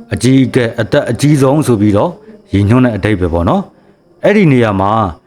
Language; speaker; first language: Burmese; native; Burmese